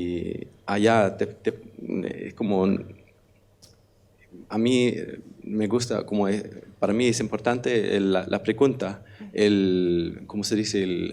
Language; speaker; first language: Spanish; non-native, learner; Danish